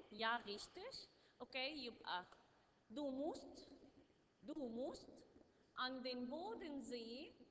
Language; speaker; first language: German; non-native, learner; Arabic